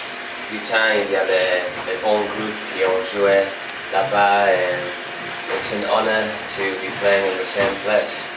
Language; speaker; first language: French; non-native, learner; English